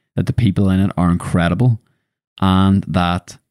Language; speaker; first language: English; native; English